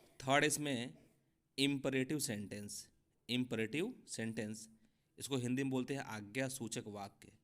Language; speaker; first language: Hindi; native; Hindi